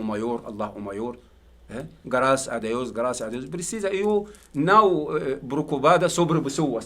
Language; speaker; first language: Portuguese; non-native, learner; Arabic